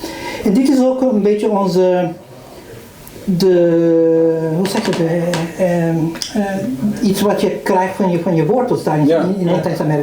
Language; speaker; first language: Dutch; non-native, fluent; Portuguese